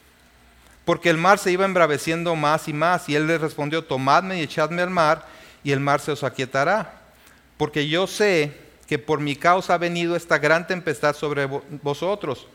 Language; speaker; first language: Spanish; native; Spanish